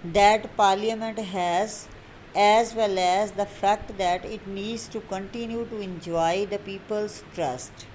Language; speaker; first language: English; non-native, local second language; Punjabi